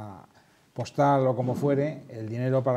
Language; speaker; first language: Spanish; native; Spanish